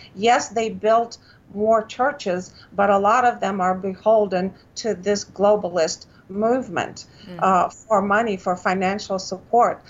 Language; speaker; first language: English; non-native, fluent; Romanian